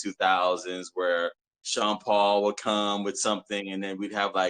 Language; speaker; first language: English; native; English